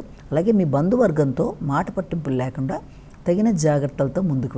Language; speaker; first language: Telugu; native; Telugu